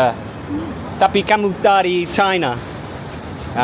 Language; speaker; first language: Indonesian; non-native, learner; English